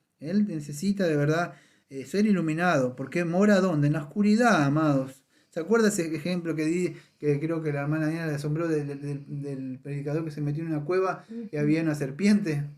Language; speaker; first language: Spanish; native; Spanish